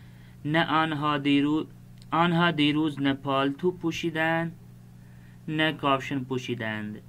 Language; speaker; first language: Persian; non-native, fluent; Urdu